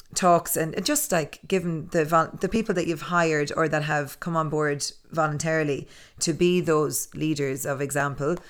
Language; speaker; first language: English; native; English